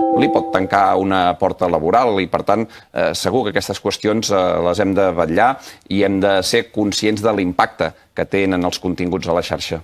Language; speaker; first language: Catalan; native; Catalan